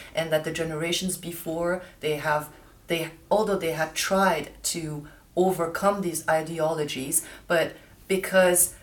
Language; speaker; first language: English; non-native, fluent; Persian